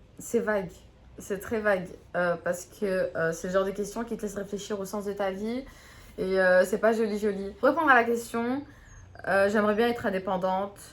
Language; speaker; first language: French; native; French